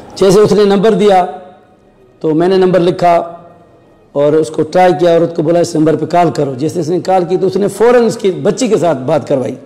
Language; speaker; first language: Urdu; non-native, local second language; Sindhi